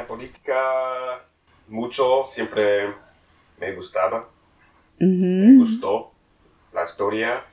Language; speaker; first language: Spanish; non-native, learner; English